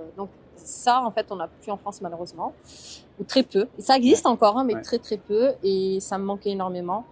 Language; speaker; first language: French; early bilingual, other home language; Portuguese